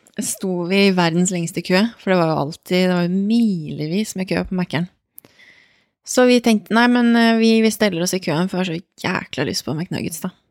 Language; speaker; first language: Norwegian; early bilingual, other home language; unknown